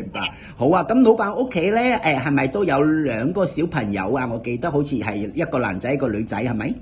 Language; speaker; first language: Cantonese; native; Cantonese